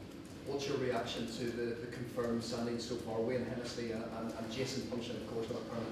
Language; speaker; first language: English; native; English